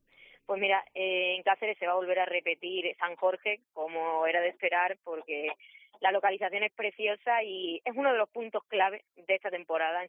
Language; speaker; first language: Spanish; native; Spanish